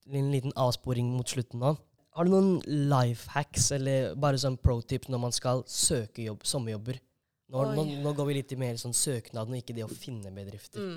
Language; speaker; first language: Norwegian; native; Norwegian